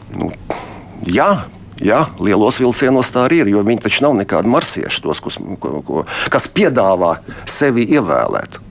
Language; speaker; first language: Latvian; non-native, local second language; Russian